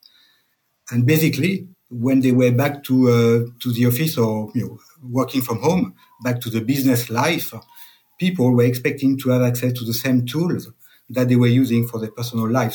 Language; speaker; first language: English; non-native, fluent; French